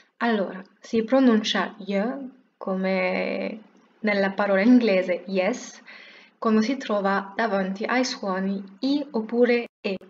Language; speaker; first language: Italian; non-native, fluent; French